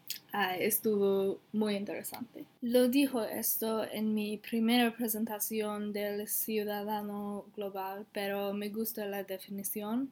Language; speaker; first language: Spanish; non-native, learner; English